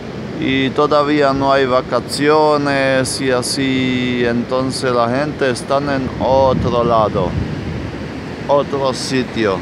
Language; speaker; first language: Spanish; non-native, fluent; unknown